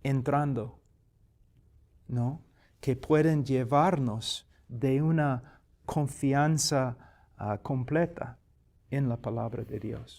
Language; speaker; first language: Spanish; non-native, fluent; English